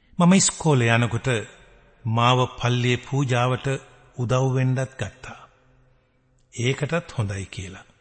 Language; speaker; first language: Sinhala; native; Sinhala